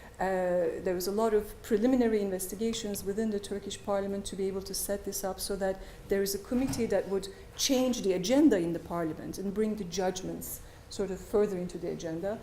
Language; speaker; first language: English; non-native, fluent; Turkish